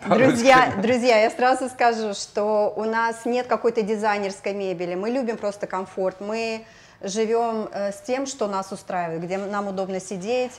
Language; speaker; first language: Russian; native; Russian